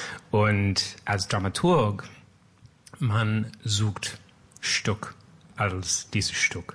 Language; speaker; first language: German; non-native, learner; French